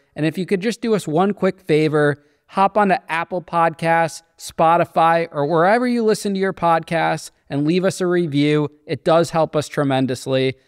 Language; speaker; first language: English; native; English